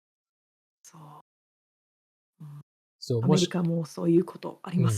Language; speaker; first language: Japanese; non-native, fluent; English